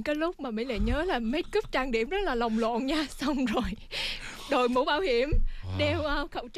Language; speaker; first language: Vietnamese; native; Vietnamese